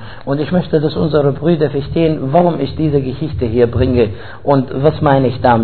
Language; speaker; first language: German; non-native, fluent; Arabic